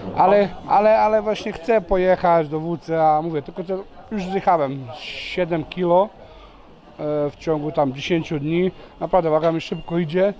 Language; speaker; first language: Polish; non-native, fluent; Serbian